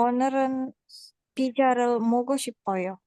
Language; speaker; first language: Korean; non-native, learner; Indonesian